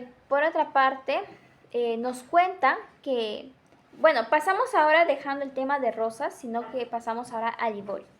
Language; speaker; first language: Spanish; native; Spanish